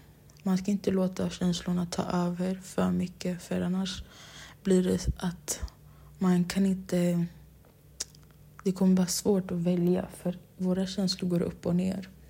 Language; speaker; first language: Swedish; non-native, local second language; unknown